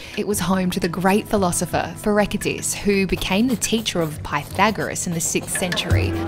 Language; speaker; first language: English; native; English